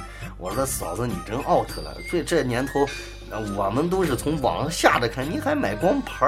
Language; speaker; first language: Chinese; native; Chinese